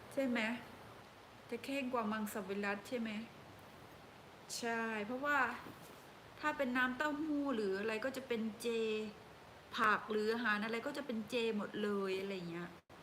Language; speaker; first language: Thai; native; Thai